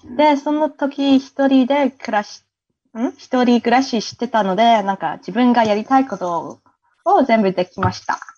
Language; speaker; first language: Japanese; non-native, fluent; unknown